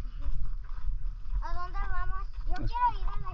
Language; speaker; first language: Spanish; early bilingual, heritage; Spanish